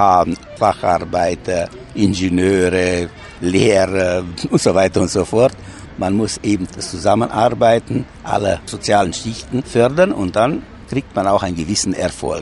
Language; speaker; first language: German; native; German